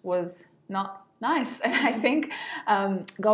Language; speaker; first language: English; non-native, fluent; Arabic